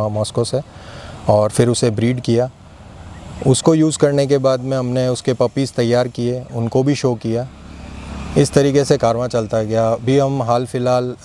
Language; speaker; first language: Hindi; native; Hindi